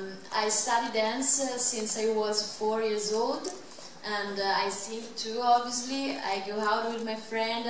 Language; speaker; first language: English; non-native, local second language; Italian